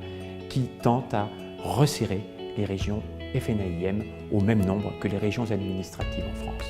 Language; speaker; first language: French; native; French